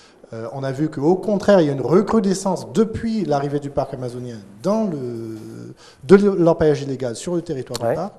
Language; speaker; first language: French; native; French